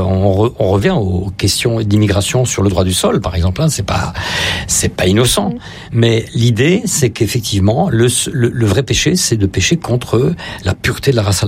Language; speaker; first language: French; native; French